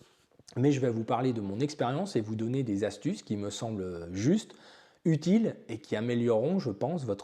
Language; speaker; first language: French; native; French